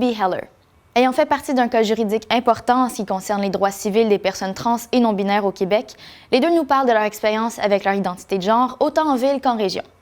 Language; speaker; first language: French; native; French